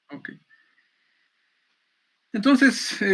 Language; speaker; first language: Spanish; native; Spanish